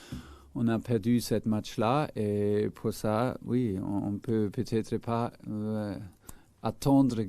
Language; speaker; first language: French; non-native, fluent; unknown